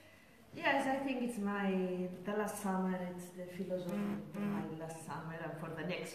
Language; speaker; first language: English; non-native, learner; Spanish